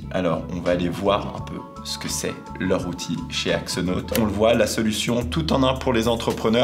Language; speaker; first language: French; native; French